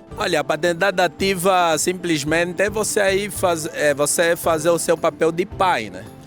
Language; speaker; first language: Portuguese; native; Portuguese